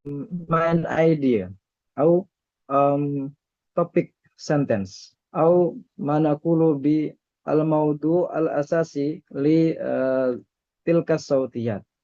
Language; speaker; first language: Arabic; non-native, fluent; Indonesian